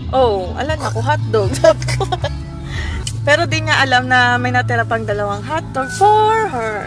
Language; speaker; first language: Filipino; native; Filipino